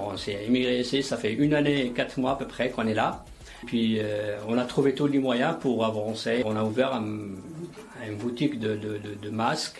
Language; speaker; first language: French; non-native, local second language; Arabic